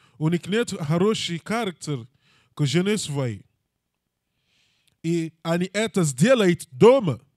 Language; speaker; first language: Russian; non-native, learner; English